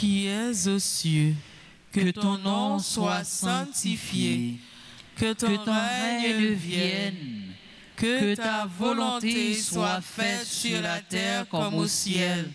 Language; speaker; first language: French; non-native, local second language; Haitian Creole